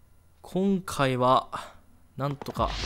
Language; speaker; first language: Japanese; native; Japanese